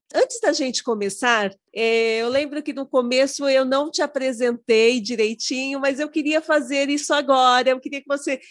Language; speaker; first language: Portuguese; native; Portuguese